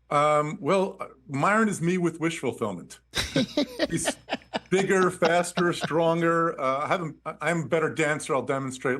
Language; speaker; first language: English; native; English